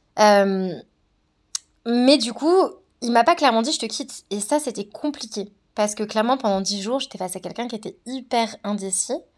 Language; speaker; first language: French; native; French